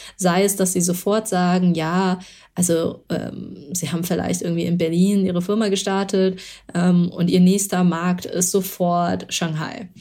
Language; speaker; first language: German; early bilingual, other home language; Chinese